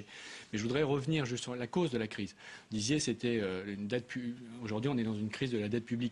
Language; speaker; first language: French; native; French